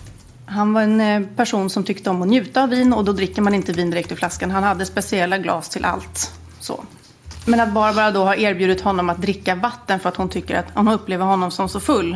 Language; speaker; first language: Swedish; native; Swedish